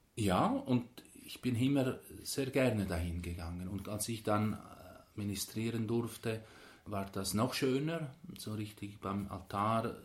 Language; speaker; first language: German; non-native, local second language; Italian